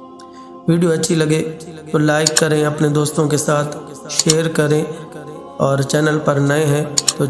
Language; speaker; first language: Urdu; native; Urdu